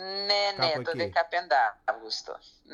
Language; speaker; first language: Greek; early bilingual, heritage; Greek